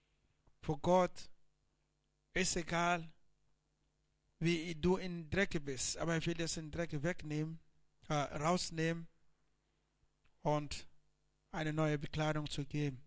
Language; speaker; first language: German; non-native, learner; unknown